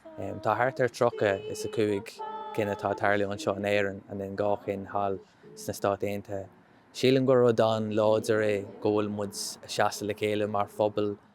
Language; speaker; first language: Irish; non-native, local second language; English